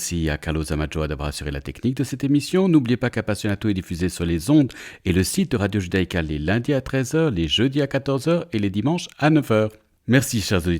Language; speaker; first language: French; native; French